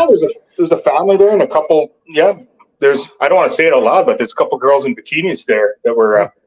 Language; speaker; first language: English; native; English